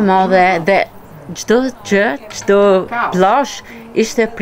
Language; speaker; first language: Albanian; early bilingual, heritage; Albanian